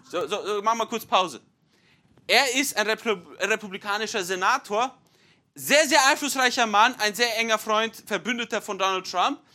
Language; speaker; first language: German; non-native, fluent; English